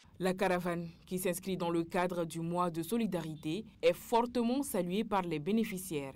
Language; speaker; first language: French; non-native, local second language; Bambara